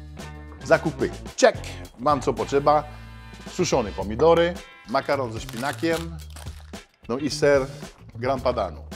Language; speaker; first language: Polish; non-native, fluent; French